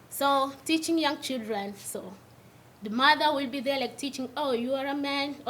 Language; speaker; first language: English; non-native, local second language; Swahili